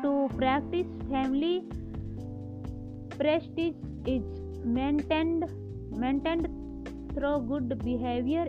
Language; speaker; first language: English; non-native, local second language; Hindi